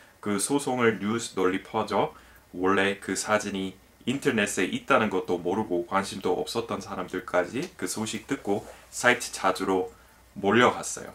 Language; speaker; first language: Korean; non-native, fluent; English